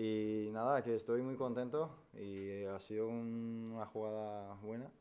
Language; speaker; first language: Spanish; non-native, fluent; Persian